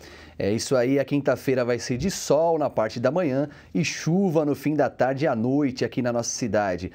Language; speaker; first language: Portuguese; native; Portuguese